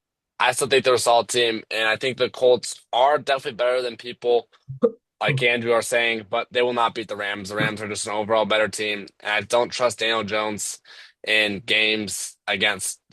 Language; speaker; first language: English; native; English